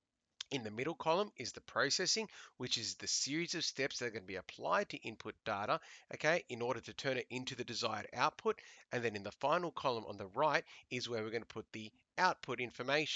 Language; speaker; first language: English; native; English